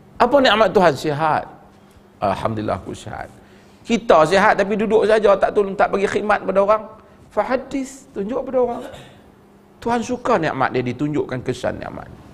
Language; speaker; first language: Malay; native; Malay